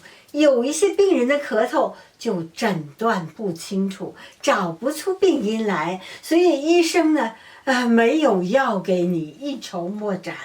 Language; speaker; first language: Chinese; native; Chinese